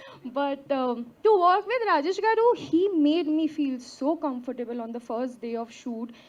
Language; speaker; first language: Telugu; non-native, learner; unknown